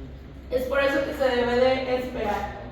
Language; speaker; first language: Spanish; native; Spanish